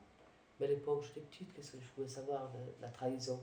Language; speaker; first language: French; early bilingual, other home language; Arabic